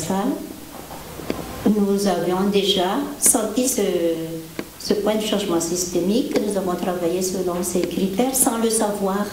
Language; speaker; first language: French; non-native, local second language; Malagasy